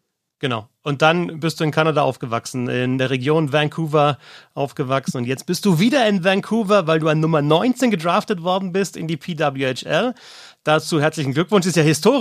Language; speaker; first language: German; native; German